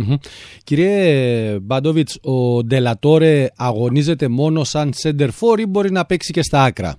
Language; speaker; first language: Greek; native; Greek